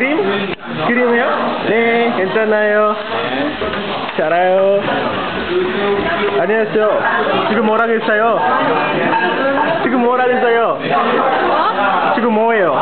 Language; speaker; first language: Korean; non-native, learner; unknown